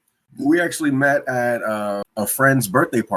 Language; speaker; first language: English; native; English